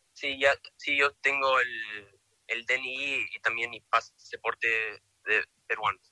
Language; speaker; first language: Spanish; early bilingual, heritage; Spanish